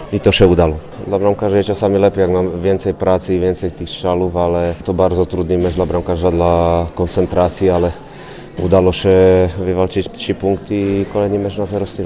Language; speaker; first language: Polish; non-native, fluent; Slovak